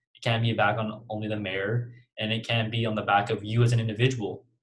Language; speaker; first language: English; native; English